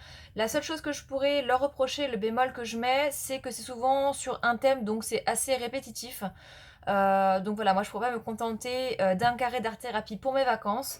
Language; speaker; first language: French; native; French